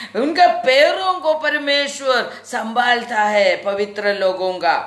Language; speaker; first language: Hindi; non-native, local second language; Malayalam